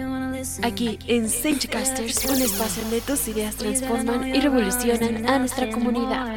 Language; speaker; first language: Spanish; native; Spanish